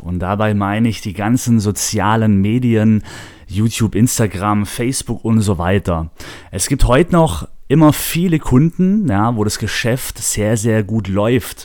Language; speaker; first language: German; native; German